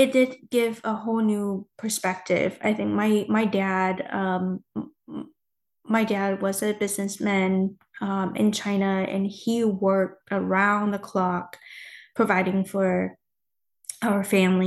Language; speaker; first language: English; non-native, fluent; Chinese